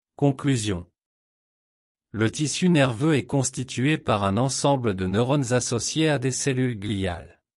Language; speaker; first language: French; non-native, local second language; Wolof